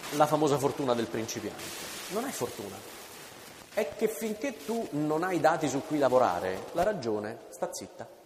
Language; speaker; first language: Italian; native; Italian